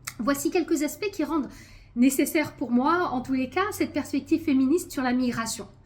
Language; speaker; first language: French; early bilingual, other home language; Arabic